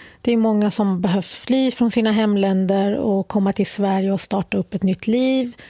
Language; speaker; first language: Swedish; early bilingual, other home language; Arabic